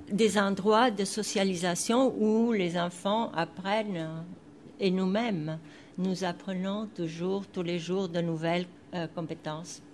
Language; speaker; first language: French; non-native, fluent; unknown